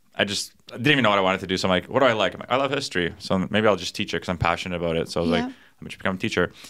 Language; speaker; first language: English; native; English